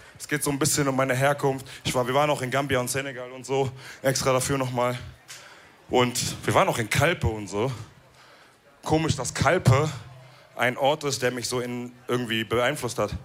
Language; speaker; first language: German; early bilingual, other home language; Wolof